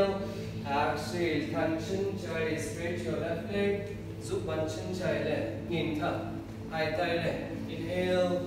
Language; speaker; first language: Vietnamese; non-native, learner; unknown